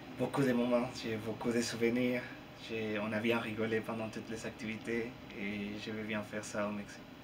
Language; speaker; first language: French; non-native, fluent; Spanish